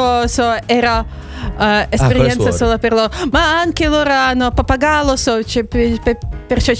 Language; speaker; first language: Italian; non-native, learner; Russian